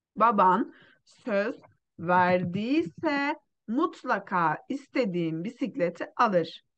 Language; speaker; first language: Turkish; non-native, fluent; Uyghur